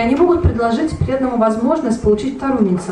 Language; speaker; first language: Russian; native; Russian